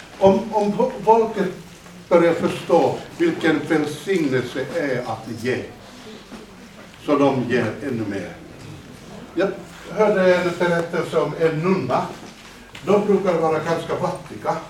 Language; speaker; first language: Swedish; non-native, fluent; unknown